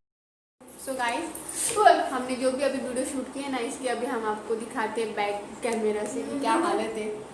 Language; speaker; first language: Hindi; non-native, local second language; Marathi